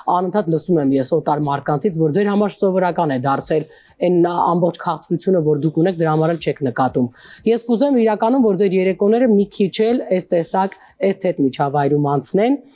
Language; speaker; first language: Armenian; native; Armenian